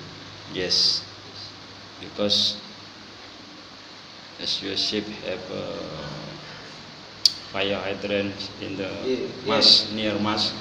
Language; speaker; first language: English; non-native, fluent; Indonesian